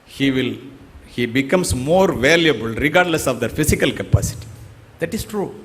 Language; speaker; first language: English; non-native, local second language; Tamil